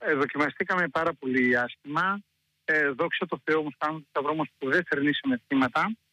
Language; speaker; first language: Greek; native; Greek